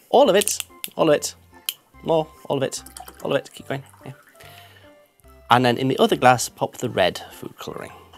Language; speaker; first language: English; native; English